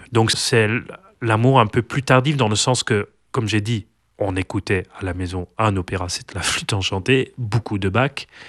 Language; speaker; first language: French; non-native, local second language; Dutch